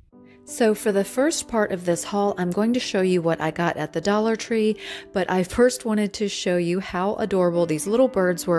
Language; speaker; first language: English; native; English